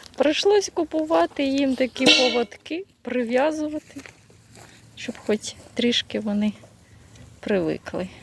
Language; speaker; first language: Ukrainian; native; Ukrainian